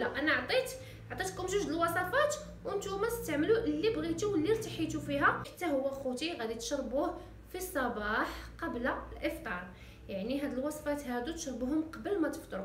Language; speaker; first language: Arabic; native; Arabic